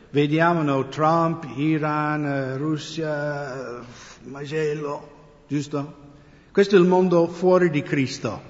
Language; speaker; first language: Italian; non-native, fluent; English